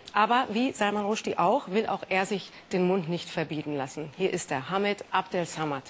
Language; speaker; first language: German; native; German